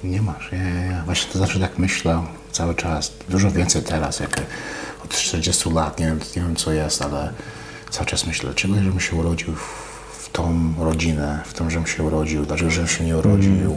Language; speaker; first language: Polish; non-native, fluent; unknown